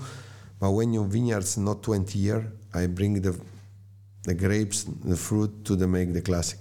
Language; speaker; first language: English; non-native, learner; Slovenian